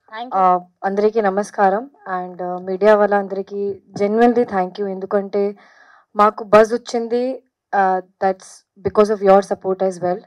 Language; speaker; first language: Telugu; non-native, fluent; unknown